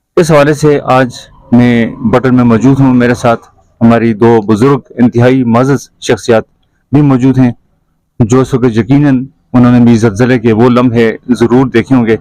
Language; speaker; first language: Urdu; non-native, local second language; Northern Hindko